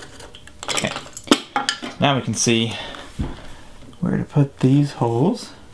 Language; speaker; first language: English; native; English